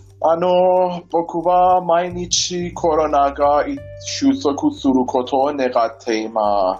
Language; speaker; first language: Japanese; non-native, learner; Persian